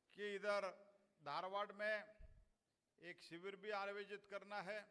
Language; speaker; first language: Hindi; non-native, local second language; Kannada